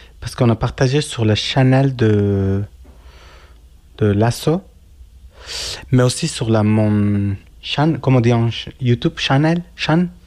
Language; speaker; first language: French; non-native, learner; Kurdish